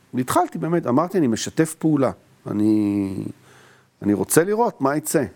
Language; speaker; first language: Hebrew; native; Hebrew